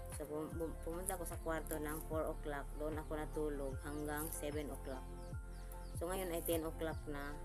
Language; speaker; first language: Filipino; non-native, local second language; Cebuano